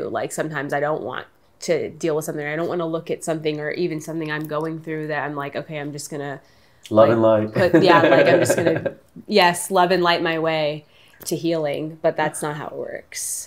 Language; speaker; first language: English; native; English